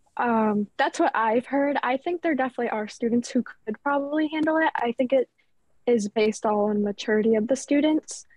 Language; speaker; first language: English; native; English